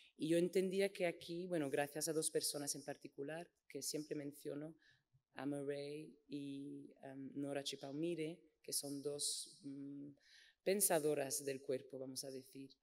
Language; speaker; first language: Spanish; non-native, fluent; English